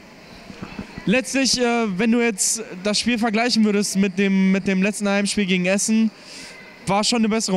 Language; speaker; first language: German; native; German